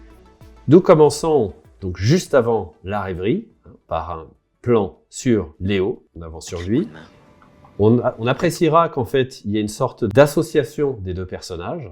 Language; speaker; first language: French; native; French